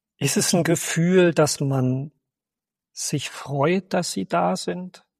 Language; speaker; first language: German; native; German